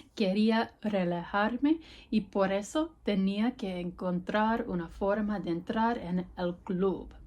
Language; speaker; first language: Spanish; non-native, learner; English